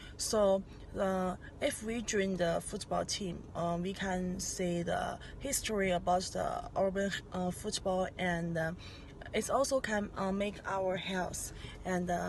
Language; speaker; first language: English; non-native, learner; Chinese